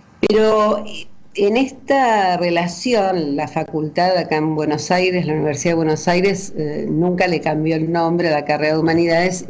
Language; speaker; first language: Spanish; native; Spanish